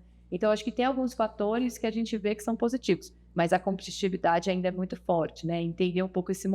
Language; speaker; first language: Portuguese; native; Portuguese